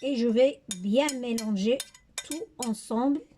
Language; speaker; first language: French; non-native, local second language; Arabic